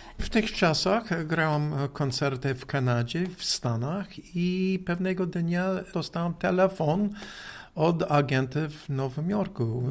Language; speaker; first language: Polish; non-native, learner; English